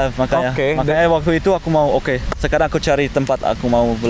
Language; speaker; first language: Indonesian; early bilingual, heritage; Indonesian